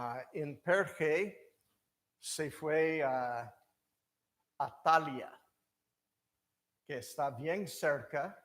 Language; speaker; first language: Spanish; non-native, fluent; English